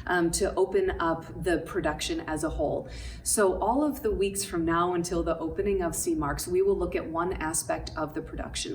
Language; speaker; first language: English; native; English